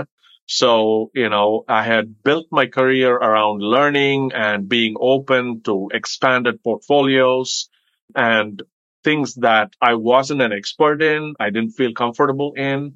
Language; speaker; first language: English; non-native, local second language; Tamil